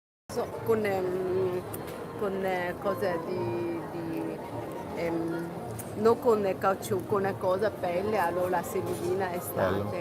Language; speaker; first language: Italian; non-native, learner; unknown